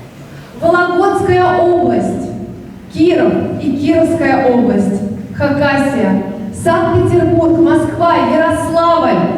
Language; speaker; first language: Russian; native; Russian